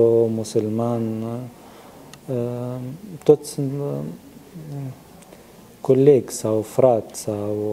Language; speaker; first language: Romanian; non-native, learner; Arabic